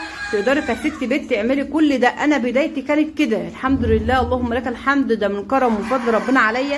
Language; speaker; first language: Arabic; native; Arabic